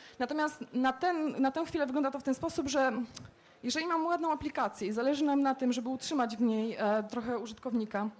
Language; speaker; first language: Polish; native; Polish